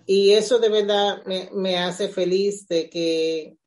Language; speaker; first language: Spanish; early bilingual, heritage; Spanish